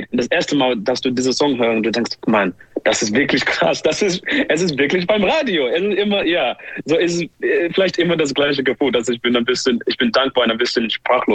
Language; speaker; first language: German; non-native, learner; English